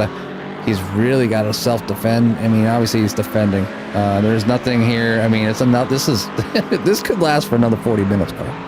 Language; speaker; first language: English; native; English